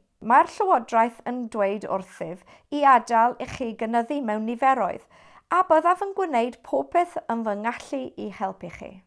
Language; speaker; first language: Welsh; non-native, local second language; English